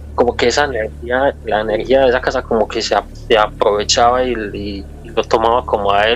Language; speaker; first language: Spanish; native; Spanish